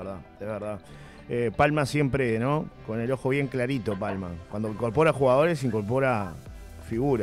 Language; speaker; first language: Spanish; native; Spanish